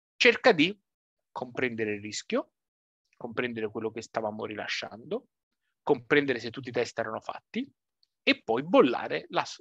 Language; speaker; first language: Italian; native; Italian